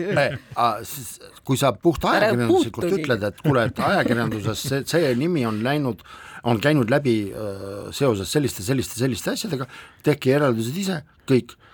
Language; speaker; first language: Estonian; non-native, local second language; Russian